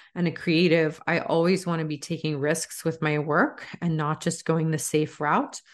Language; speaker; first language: English; native; English